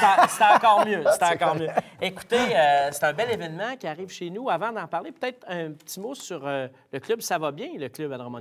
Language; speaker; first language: French; native; French